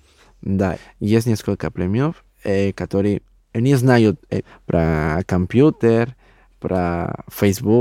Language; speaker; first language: Russian; non-native, learner; Spanish